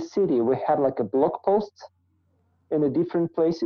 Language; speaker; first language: English; non-native, fluent; Russian